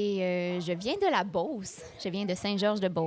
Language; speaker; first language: French; native; French